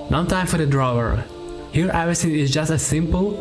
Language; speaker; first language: English; non-native, learner; Ukrainian